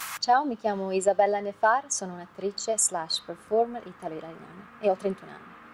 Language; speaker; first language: Italian; early bilingual, heritage; Italian